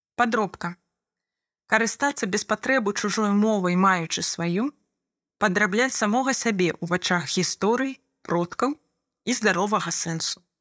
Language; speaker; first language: Belarusian; non-native, fluent; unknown